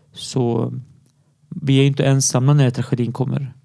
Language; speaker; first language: Swedish; early bilingual, other home language; Arabic